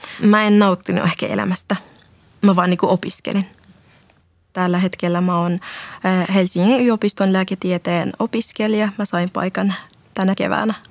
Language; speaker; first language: Finnish; non-native, fluent; Arabic